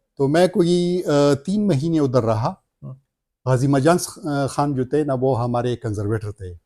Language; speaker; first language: Urdu; non-native, local second language; Pashto